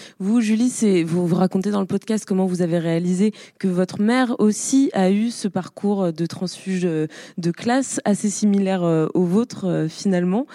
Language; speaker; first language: French; native; French